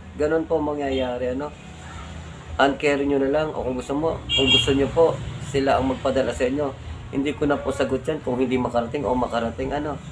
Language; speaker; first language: Filipino; native; Filipino